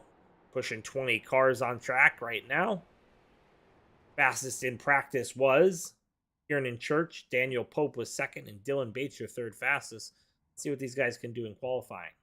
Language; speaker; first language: English; native; English